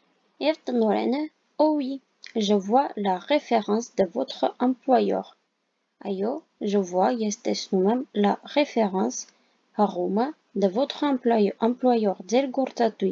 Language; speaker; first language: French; non-native, fluent; Armenian